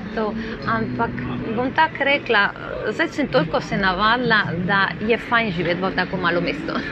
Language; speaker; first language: Slovenian; non-native, fluent; Spanish